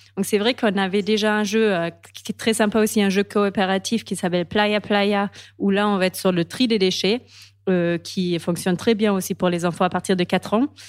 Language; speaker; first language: French; non-native, fluent; German